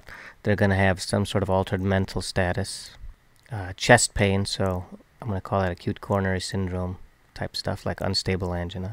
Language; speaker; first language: English; native; English